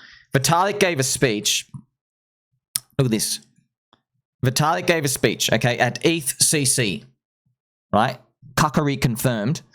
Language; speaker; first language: English; native; English